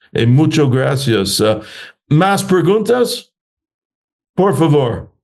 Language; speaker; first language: Spanish; non-native, learner; English